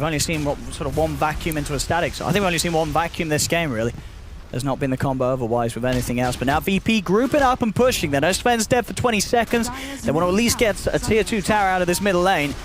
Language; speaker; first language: English; native; English